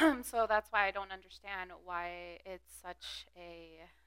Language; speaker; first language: English; early bilingual, other home language; Spanish